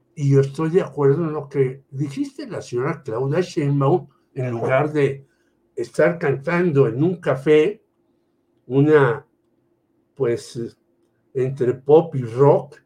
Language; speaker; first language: Spanish; native; Spanish